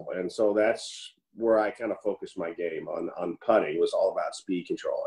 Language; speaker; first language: English; native; English